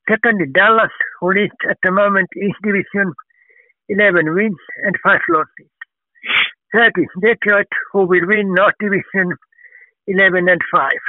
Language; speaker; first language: English; non-native, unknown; Finnish